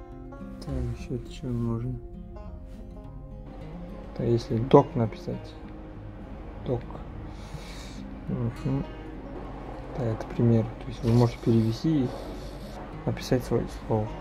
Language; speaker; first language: Russian; non-native, local second language; Kazakh